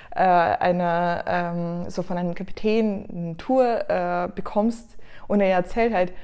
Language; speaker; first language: German; non-native, fluent; Russian